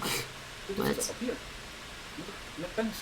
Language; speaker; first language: Dutch; non-native, learner; English